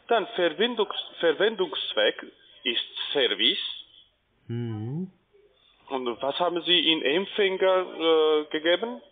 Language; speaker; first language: German; non-native, learner; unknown